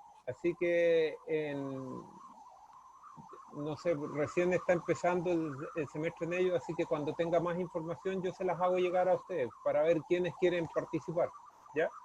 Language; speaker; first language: Spanish; native; Spanish